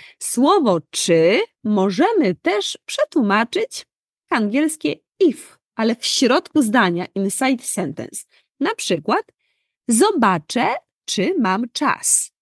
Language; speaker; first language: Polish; native; Polish